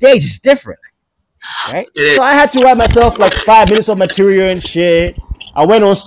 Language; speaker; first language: English; non-native, local second language; Swahili